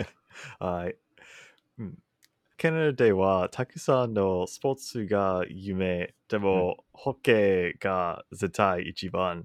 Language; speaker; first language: Japanese; non-native, learner; English